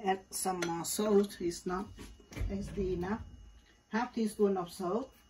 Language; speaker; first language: English; non-native, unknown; Vietnamese